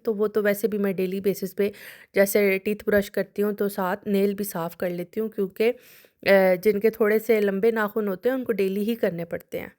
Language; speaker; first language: Urdu; non-native, local second language; Punjabi